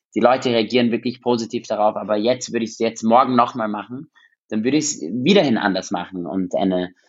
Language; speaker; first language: German; non-native, local second language; English